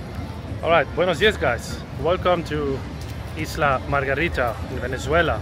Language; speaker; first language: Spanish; non-native, learner; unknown